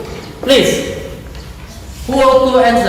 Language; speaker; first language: English; non-native, learner; Indonesian